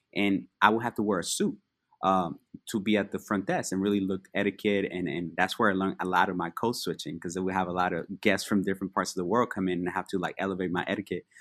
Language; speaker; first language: English; early bilingual, other home language; Spanish